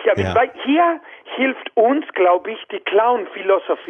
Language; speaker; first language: German; non-native, learner; Spanish